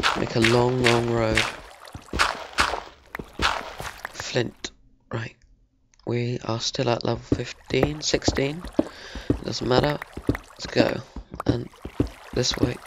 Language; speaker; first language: English; native; English